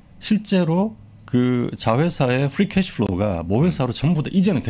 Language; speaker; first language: Korean; native; Korean